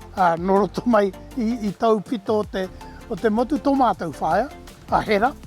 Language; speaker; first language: Māori; native; Māori